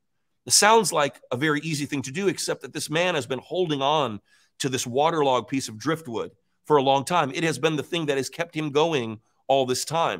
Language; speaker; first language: English; native; English